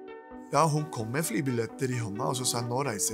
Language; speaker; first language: Norwegian; non-native, fluent; Spanish